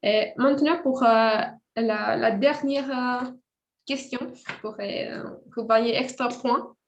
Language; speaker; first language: French; non-native, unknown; Romanian